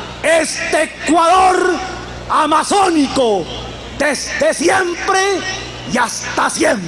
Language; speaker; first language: Spanish; native; Spanish